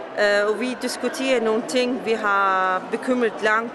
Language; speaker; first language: Danish; non-native, fluent; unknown